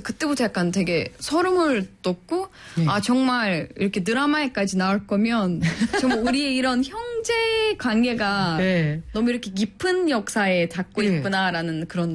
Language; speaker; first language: Korean; non-native, fluent; Turkish